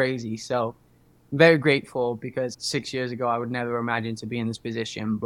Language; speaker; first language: English; native; English